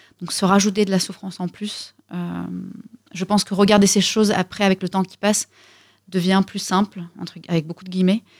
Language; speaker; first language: French; early bilingual, other home language; Russian